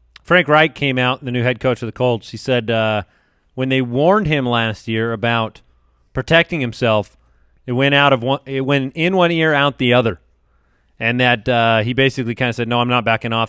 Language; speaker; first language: English; native; English